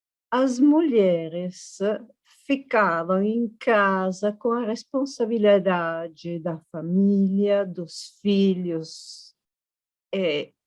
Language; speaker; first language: Portuguese; non-native, fluent; Italian